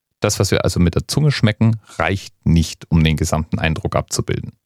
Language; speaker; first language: German; native; German